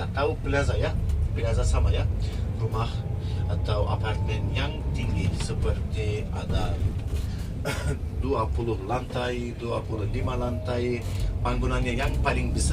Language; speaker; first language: Indonesian; non-native, fluent; Turkish